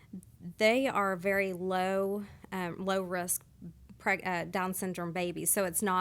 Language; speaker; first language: English; native; English